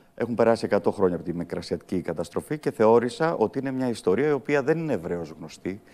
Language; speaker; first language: Greek; early bilingual, heritage; Greek